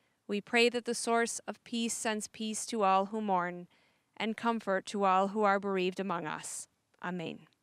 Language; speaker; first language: English; native; English